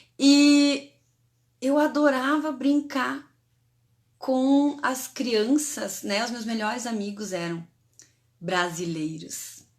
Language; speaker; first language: Portuguese; native; Portuguese